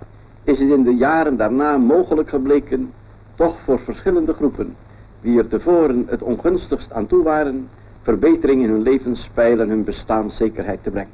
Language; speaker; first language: Dutch; native; Dutch